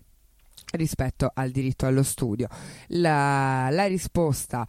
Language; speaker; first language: Italian; native; Italian